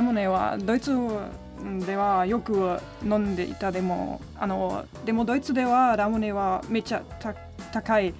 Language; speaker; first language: Japanese; non-native, learner; German